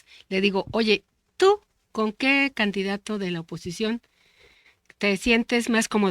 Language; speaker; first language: Spanish; native; Spanish